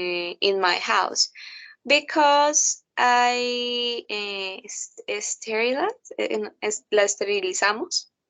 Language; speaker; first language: English; non-native, learner; Spanish